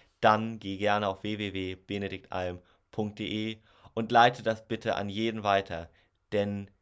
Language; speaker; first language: German; native; German